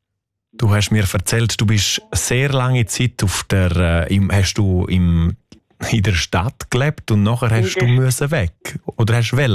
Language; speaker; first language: German; native; German